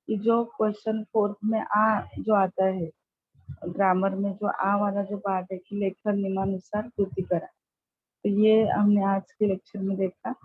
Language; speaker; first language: Hindi; non-native, local second language; Marathi